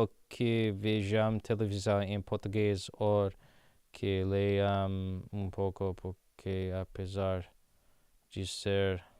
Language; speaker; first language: Portuguese; non-native, learner; English